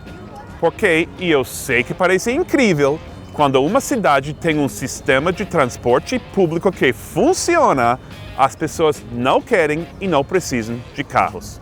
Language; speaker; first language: Portuguese; non-native, fluent; English